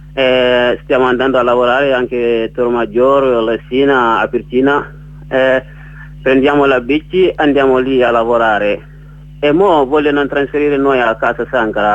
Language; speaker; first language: Italian; non-native, learner; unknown